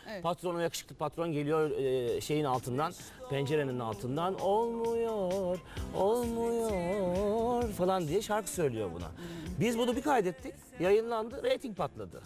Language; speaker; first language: Turkish; native; Turkish